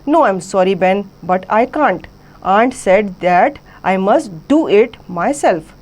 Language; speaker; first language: English; non-native, local second language; Hindi